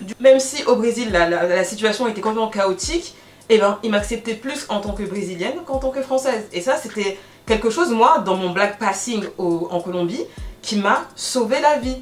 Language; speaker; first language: French; native; French